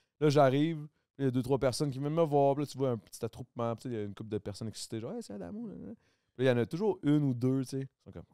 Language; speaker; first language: French; native; French